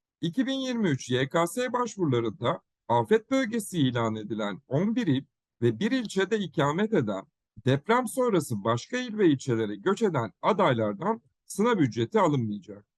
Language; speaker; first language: Turkish; native; Turkish